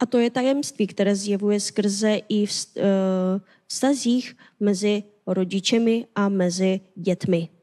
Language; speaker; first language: Czech; non-native, fluent; Korean